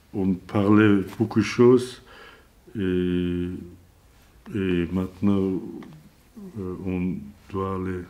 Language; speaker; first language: French; non-native, learner; Azerbaijani